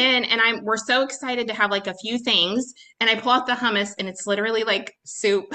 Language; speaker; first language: English; native; English